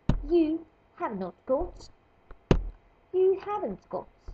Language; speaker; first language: English; non-native, fluent; Lithuanian